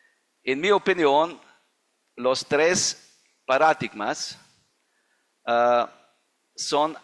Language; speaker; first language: Spanish; non-native, fluent; German